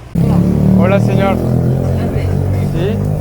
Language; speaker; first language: Spanish; non-native, learner; French